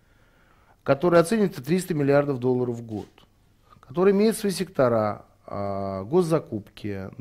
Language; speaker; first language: Russian; native; Russian